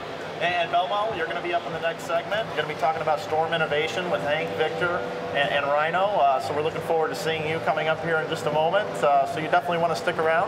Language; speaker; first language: English; native; English